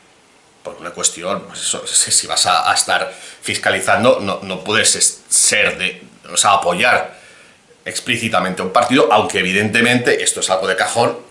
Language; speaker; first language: Spanish; native; Spanish